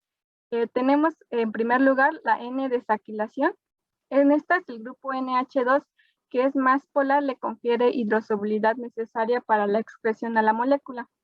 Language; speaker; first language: Spanish; native; Spanish